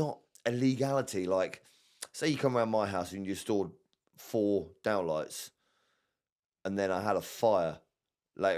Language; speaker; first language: English; native; English